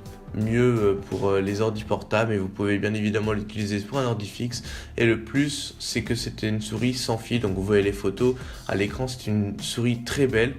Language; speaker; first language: French; native; French